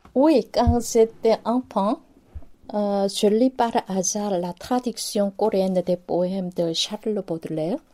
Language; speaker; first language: French; non-native, fluent; Korean